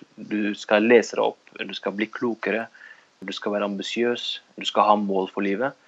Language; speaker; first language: Norwegian; early bilingual, other home language; Arabic